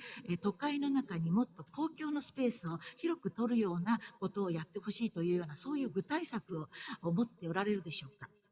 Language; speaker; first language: Japanese; native; Japanese